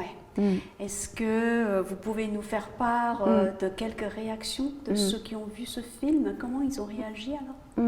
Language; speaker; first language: French; native; French